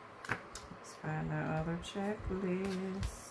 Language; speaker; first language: English; native; English